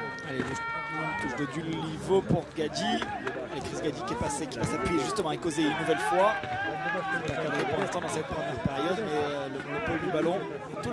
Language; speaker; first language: French; native; French